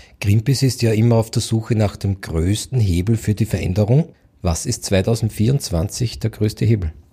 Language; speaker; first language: German; native; German